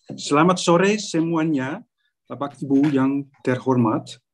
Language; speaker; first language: Indonesian; non-native, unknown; Dutch